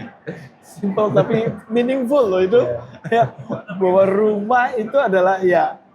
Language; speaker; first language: Indonesian; native; Indonesian